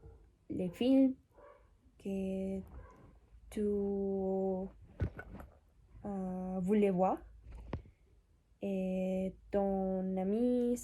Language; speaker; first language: French; non-native, learner; Spanish